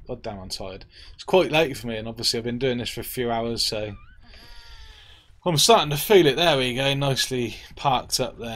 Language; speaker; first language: English; native; English